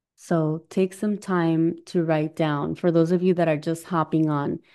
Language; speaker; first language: English; native; English